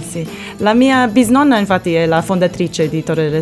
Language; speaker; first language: Italian; non-native, learner; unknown